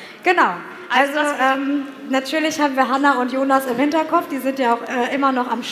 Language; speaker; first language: German; native; German